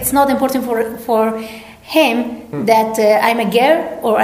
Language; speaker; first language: English; non-native, learner; Persian